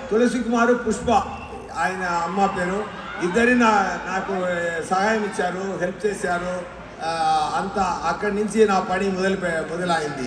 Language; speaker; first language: Telugu; non-native, learner; Tamil